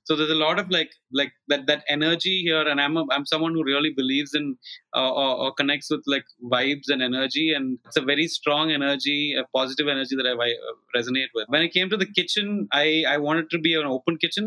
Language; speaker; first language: English; non-native, local second language; Malayalam